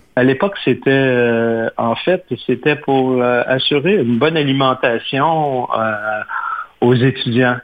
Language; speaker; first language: French; native; French